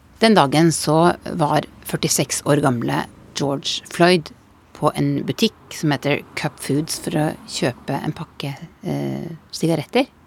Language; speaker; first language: Norwegian; native; Norwegian